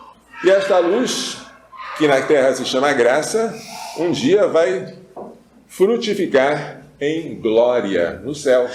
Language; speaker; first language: Portuguese; native; Portuguese